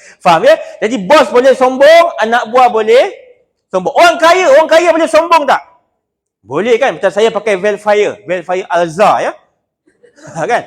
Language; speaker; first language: Malay; native; Malay